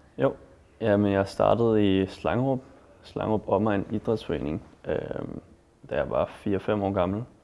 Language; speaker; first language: Danish; native; Danish